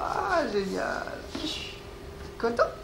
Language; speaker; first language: French; native; French